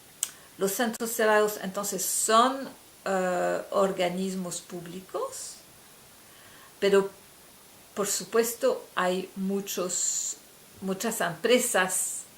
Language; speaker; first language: Spanish; non-native, fluent; French